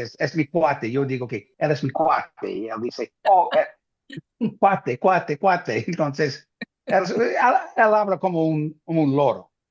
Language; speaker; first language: Spanish; non-native, fluent; English